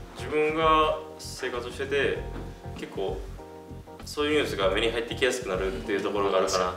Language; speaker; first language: Japanese; native; Japanese